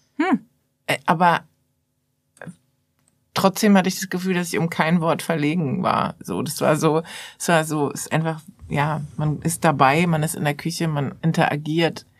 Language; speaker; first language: German; early bilingual, other home language; Persian